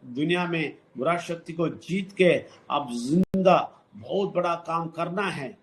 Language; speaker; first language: Hindi; non-native, local second language; Telugu